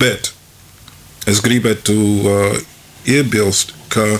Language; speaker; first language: Latvian; non-native, fluent; English